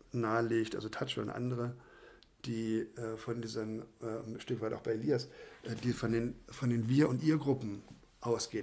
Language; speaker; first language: German; native; German